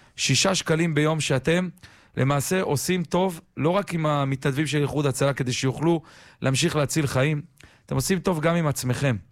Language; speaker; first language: Hebrew; native; Hebrew